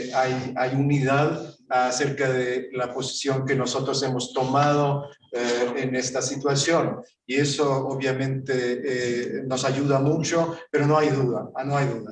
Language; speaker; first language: Spanish; non-native, fluent; Swedish